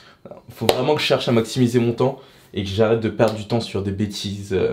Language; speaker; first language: French; native; French